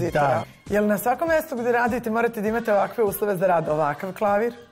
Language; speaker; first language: Serbian; native; Serbian